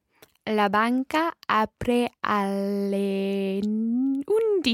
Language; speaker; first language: Italian; non-native, learner; English